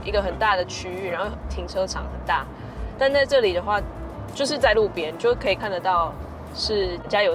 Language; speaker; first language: Chinese; native; Chinese